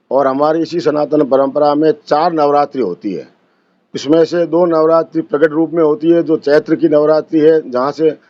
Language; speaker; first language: Hindi; native; Hindi